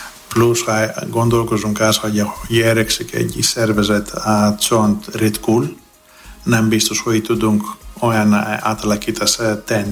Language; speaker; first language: Hungarian; non-native, learner; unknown